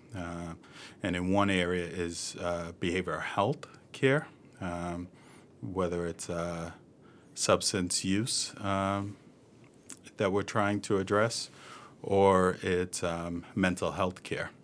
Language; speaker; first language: English; native; English